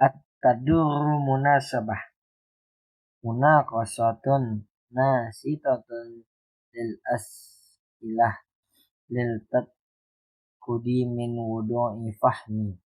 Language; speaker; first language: Arabic; non-native, learner; Indonesian